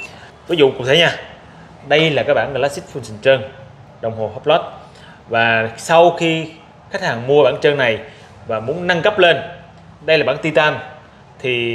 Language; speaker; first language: Vietnamese; native; Vietnamese